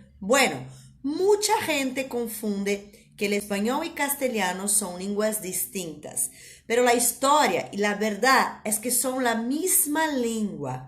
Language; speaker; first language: Spanish; non-native, fluent; Portuguese